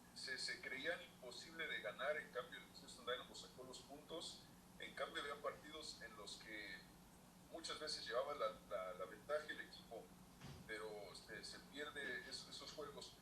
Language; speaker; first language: Spanish; native; Spanish